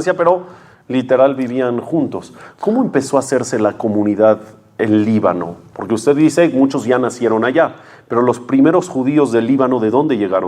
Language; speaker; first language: Spanish; native; Spanish